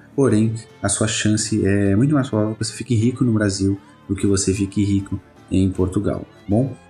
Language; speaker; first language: Portuguese; native; Portuguese